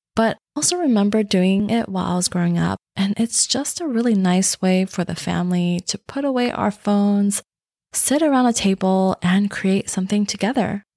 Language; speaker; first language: English; early bilingual, other home language; Chinese